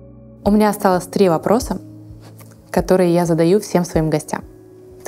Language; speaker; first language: Russian; native; Russian